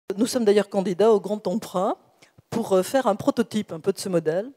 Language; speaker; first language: French; native; French